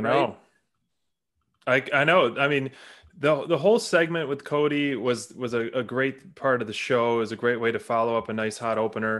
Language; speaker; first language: English; native; English